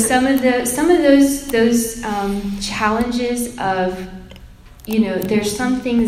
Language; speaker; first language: English; native; English